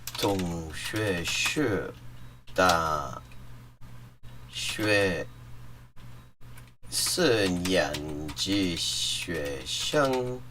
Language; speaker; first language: Chinese; non-native, learner; English